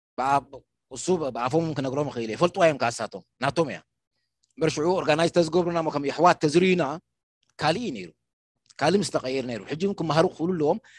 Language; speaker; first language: Tigrinya; non-native, local second language; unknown